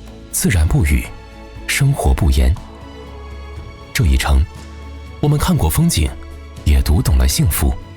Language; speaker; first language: Chinese; native; Chinese